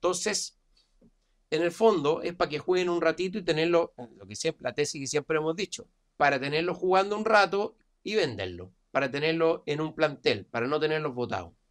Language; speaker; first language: Spanish; native; Spanish